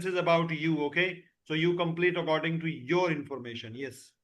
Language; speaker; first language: English; non-native, fluent; Urdu